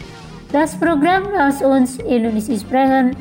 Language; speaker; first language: German; non-native, fluent; Indonesian